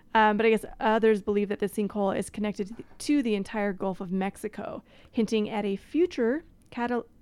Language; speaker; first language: English; native; English